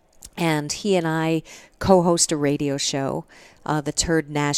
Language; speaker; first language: English; native; English